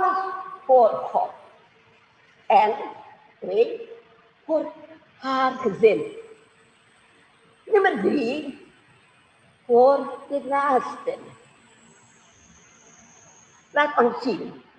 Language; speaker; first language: Dutch; non-native, fluent; Indonesian